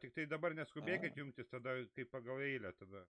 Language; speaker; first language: Lithuanian; native; Lithuanian